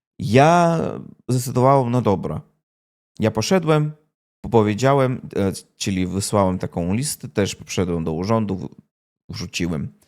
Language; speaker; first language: Polish; non-native, learner; Russian